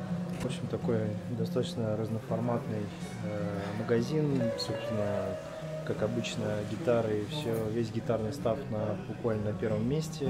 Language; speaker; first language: Russian; native; Russian